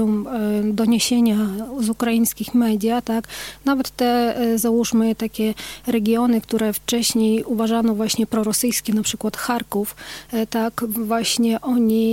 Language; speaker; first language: Polish; non-native, fluent; Ukrainian